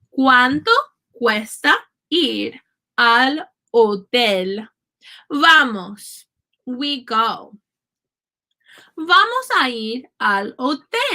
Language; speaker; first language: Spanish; non-native, fluent; English